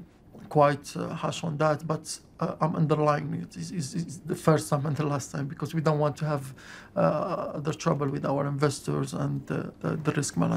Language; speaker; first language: English; non-native, fluent; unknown